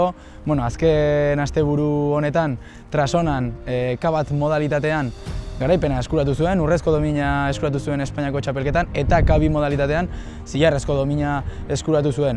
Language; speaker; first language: Basque; native; Basque